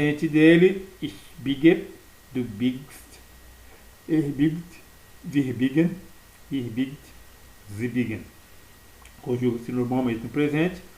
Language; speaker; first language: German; non-native, learner; Portuguese